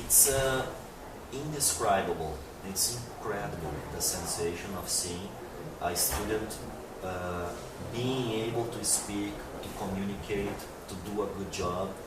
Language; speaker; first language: English; non-native, fluent; Portuguese